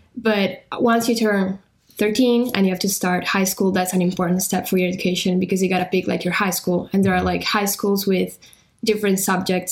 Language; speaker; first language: English; non-native, fluent; Italian